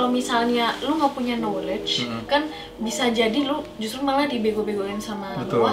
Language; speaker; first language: Indonesian; native; Indonesian